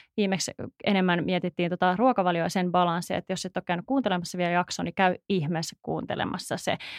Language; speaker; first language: Finnish; native; Finnish